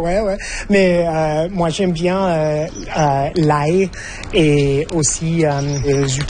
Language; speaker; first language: French; non-native, fluent; English